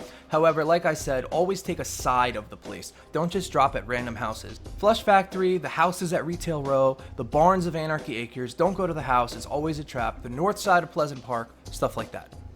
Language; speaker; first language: English; native; English